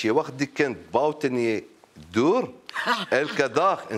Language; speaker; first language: Dutch; non-native, learner; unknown